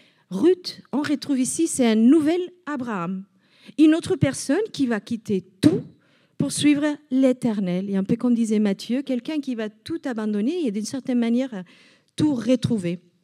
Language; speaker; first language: French; non-native, fluent; Spanish